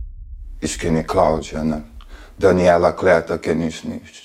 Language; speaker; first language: German; non-native, learner; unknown